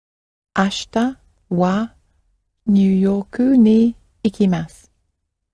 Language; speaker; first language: Japanese; non-native, learner; English